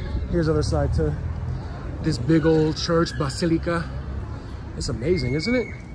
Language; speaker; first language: English; native; English